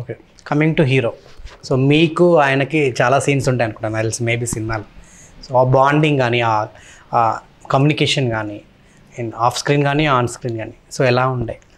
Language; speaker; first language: Telugu; native; Telugu